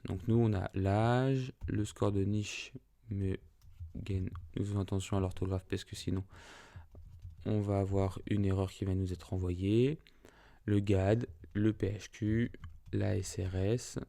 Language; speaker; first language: French; native; French